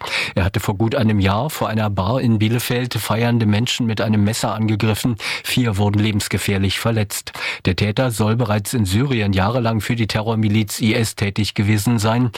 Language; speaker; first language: German; native; German